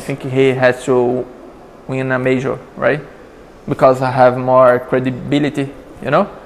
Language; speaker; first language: English; non-native, learner; Portuguese